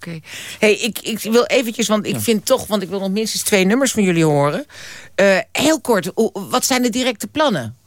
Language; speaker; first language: Dutch; native; Dutch